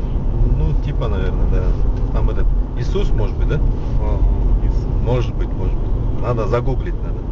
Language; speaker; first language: Russian; non-native, local second language; Kyrgyz